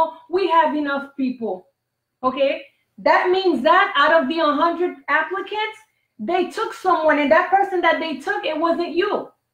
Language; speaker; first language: English; non-native, fluent; Haitian Creole